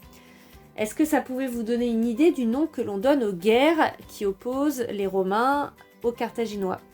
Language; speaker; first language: French; native; French